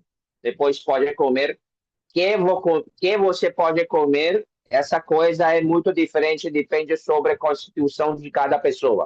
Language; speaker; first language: Portuguese; non-native, learner; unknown